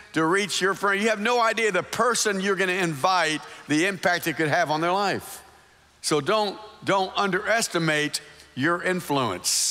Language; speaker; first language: English; native; English